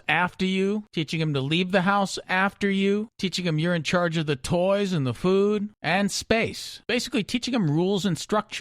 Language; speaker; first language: English; native; English